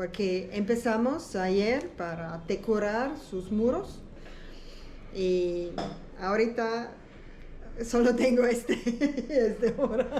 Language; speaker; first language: Spanish; non-native, learner; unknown